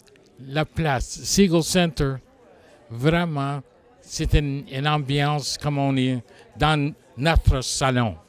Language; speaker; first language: French; non-native, local second language; English